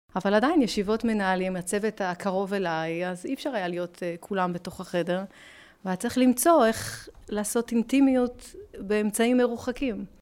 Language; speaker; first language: Hebrew; early bilingual, other home language; French